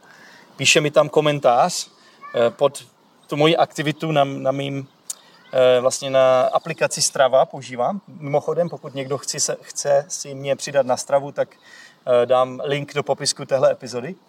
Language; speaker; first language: Czech; native; Czech